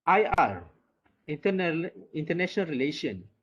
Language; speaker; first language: English; non-native, local second language; Malay